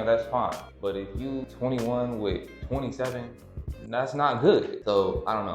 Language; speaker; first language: English; native; English